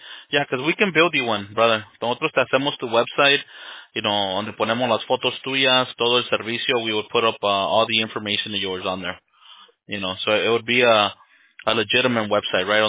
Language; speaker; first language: English; early bilingual, other home language; Spanish